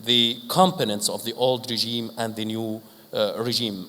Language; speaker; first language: English; non-native, fluent; Arabic